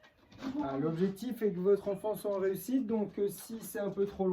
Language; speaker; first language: French; native; French